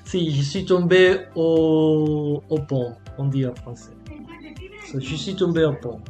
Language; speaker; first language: French; non-native, fluent; Spanish